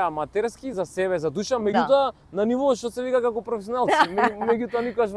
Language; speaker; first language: Macedonian; native; Macedonian